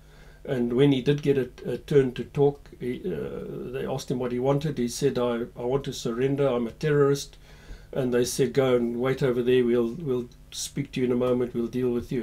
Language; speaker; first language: English; native; English